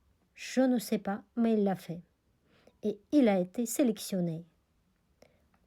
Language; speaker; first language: French; non-native, fluent; Russian